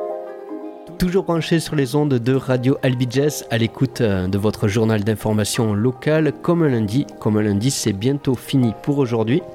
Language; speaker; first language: French; native; French